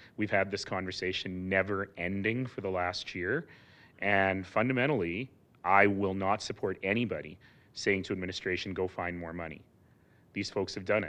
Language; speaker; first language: English; native; English